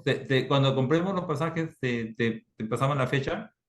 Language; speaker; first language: Spanish; native; Spanish